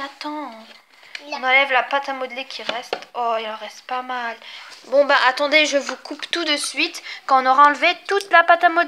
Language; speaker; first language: French; native; French